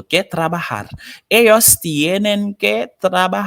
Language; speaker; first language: Spanish; non-native, fluent; Haitian Creole